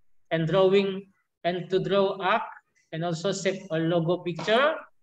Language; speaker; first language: English; non-native, learner; Indonesian